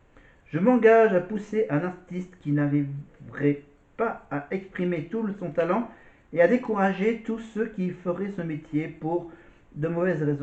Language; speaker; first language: French; native; French